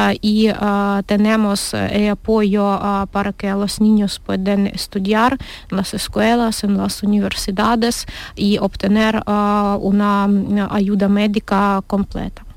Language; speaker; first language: Spanish; non-native, learner; Ukrainian